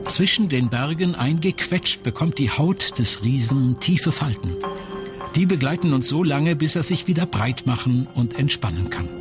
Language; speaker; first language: German; native; German